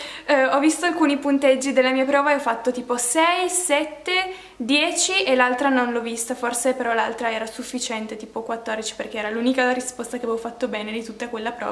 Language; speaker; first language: Italian; native; Italian